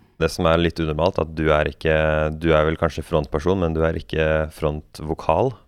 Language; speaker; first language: Norwegian; native; Norwegian